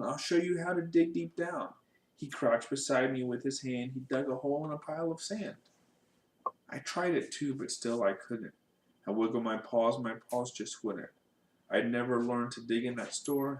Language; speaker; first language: English; native; English